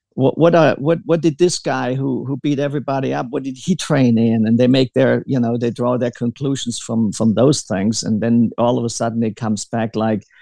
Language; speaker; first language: English; early bilingual, other home language; German